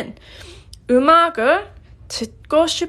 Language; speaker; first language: Korean; non-native, fluent; English